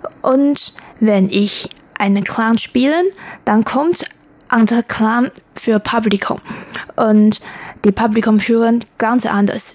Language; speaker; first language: German; non-native, learner; Chinese